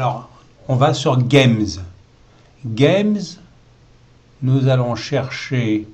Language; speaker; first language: French; native; French